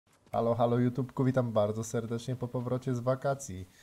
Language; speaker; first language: Polish; native; Polish